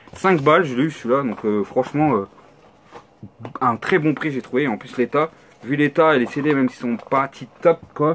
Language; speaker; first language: French; native; French